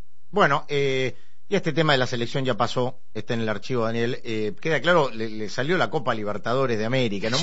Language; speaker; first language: Spanish; native; Spanish